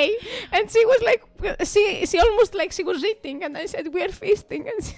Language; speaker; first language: English; non-native, fluent; Greek